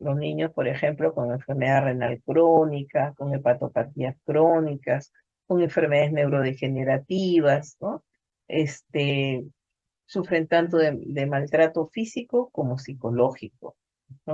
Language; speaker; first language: Spanish; native; Spanish